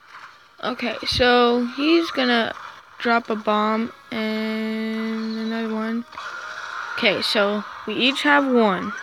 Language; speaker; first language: English; native; English